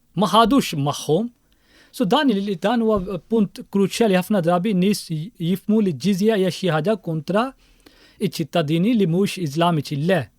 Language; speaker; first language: Maltese; non-native, fluent; Urdu